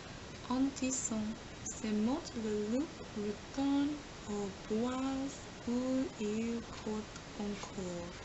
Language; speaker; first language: French; non-native, learner; English